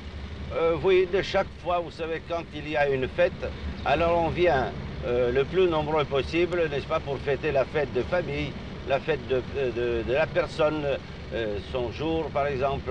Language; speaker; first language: French; non-native, fluent; Russian